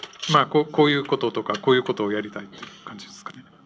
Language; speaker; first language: Japanese; non-native, fluent; English